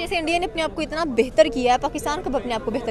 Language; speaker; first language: Urdu; native; Urdu